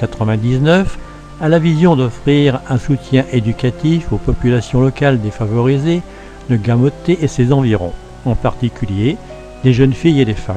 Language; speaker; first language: French; native; French